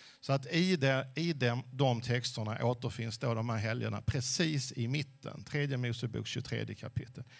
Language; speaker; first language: Swedish; early bilingual, other home language; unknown